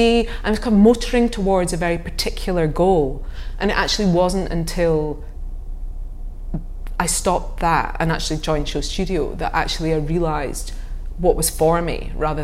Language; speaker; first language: English; native; English